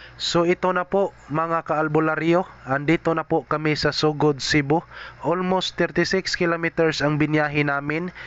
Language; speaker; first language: Filipino; non-native, local second language; Cebuano